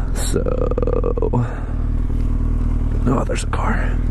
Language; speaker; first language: English; native; English